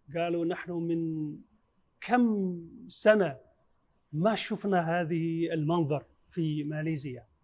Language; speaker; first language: Arabic; non-native, fluent; Chinese